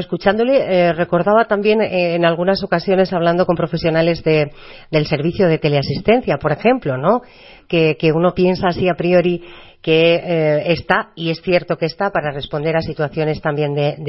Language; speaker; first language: Spanish; native; Spanish